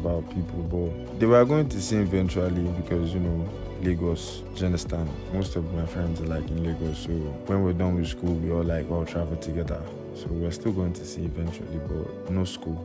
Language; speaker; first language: English; non-native, local second language; Igbo